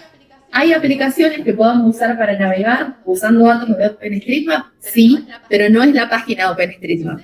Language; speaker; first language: Spanish; native; Spanish